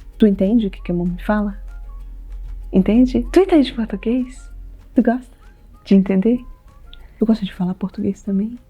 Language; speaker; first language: Portuguese; native; Portuguese